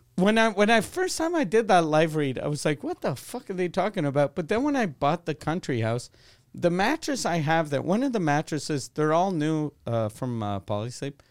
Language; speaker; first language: English; non-native, local second language; French